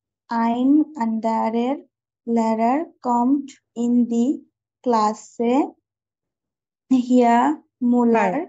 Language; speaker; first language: German; non-native, learner; Bangla